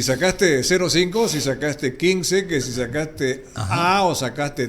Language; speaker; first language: Spanish; native; Spanish